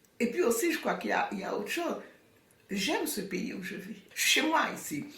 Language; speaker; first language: French; non-native, local second language; Haitian Creole